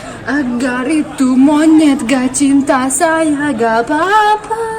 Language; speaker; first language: Indonesian; non-native, learner; Russian